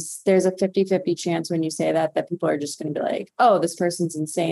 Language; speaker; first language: English; native; English